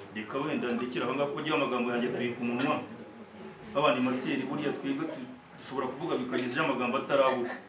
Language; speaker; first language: Kinyarwanda; native; Kinyarwanda